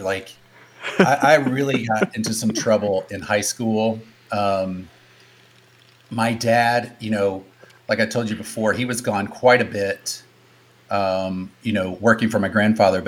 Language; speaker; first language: English; native; English